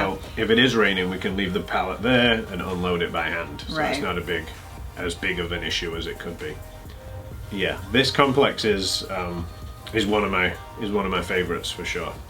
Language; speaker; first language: English; native; English